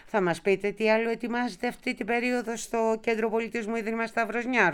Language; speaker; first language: Greek; native; Greek